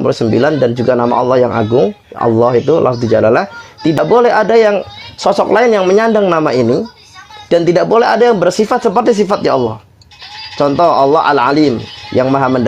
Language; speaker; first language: Indonesian; native; Indonesian